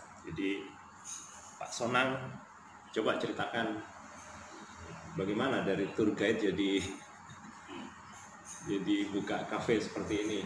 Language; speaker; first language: Indonesian; non-native, local second language; Javanese